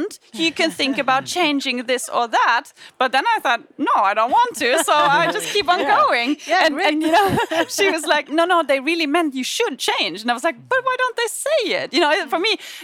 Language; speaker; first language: English; non-native, fluent; German